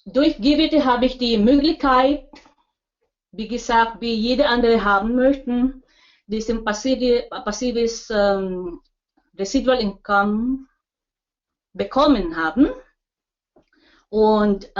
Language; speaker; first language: German; non-native, learner; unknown